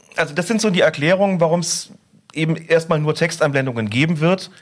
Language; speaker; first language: German; native; German